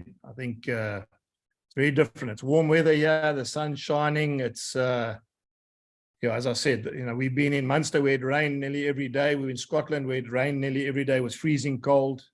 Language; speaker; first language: English; native; English